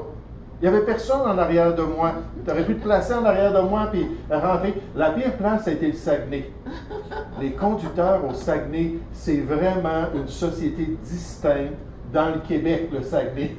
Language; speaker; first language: French; native; French